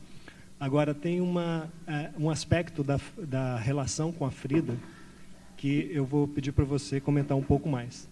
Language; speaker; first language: Portuguese; native; Portuguese